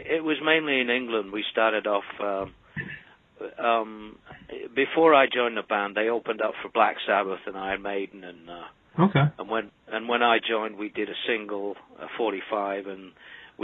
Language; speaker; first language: English; native; English